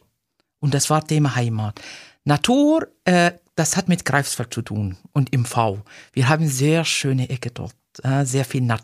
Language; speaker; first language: German; non-native, fluent; Arabic